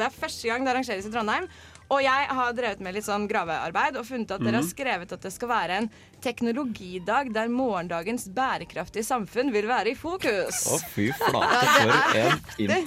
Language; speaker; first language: Norwegian; native; Norwegian